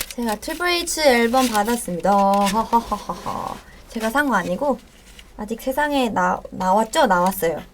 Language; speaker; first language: Korean; non-native, fluent; Thai